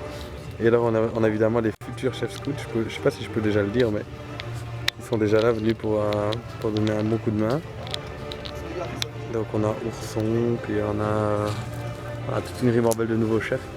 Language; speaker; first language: French; native; French